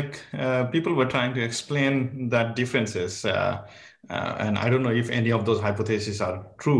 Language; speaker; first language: English; non-native, local second language; Nepali